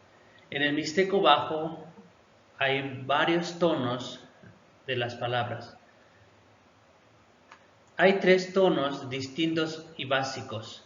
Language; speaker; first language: Spanish; non-native, local second language; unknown